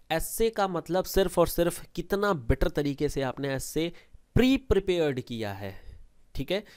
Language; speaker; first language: Hindi; native; Hindi